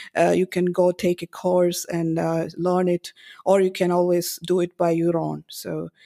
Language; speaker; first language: English; non-native, local second language; Malayalam